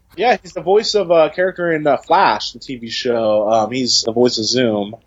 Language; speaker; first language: English; native; English